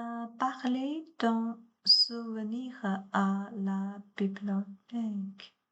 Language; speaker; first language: French; non-native, learner; Chinese